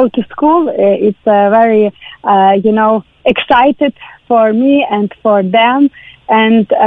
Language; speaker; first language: English; non-native, learner; Ukrainian